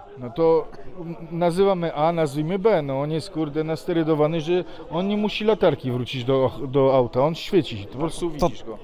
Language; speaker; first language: Polish; non-native, fluent; Serbian